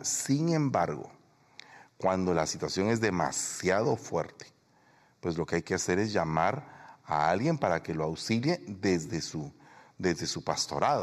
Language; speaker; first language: Spanish; native; Spanish